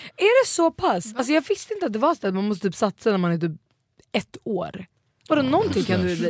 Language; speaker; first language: Swedish; early bilingual, other home language; Kurdish